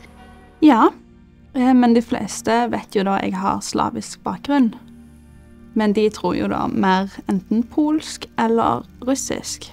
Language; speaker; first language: Norwegian; early bilingual, other home language; Bosnian